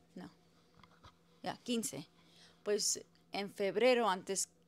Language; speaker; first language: Spanish; early bilingual, heritage; Spanish